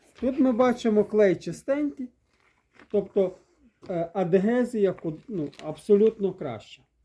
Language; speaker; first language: Ukrainian; native; Ukrainian